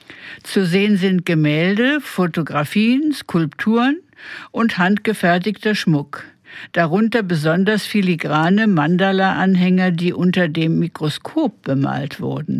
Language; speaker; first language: German; native; German